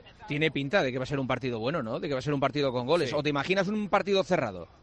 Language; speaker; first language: Spanish; native; Spanish